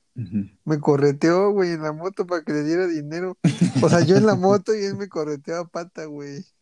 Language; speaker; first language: Spanish; native; Spanish